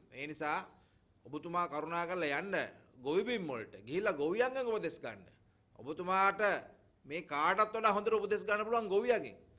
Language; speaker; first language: Sinhala; native; Sinhala